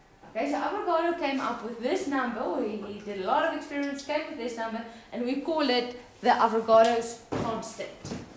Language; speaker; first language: English; non-native, local second language; Afrikaans